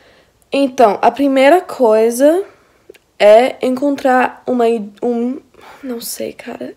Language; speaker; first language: Portuguese; non-native, fluent; English